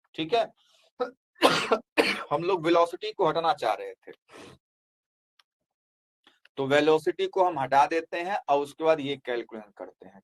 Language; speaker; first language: Hindi; native; Hindi